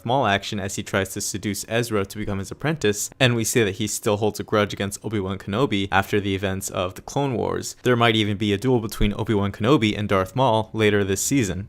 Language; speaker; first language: English; native; English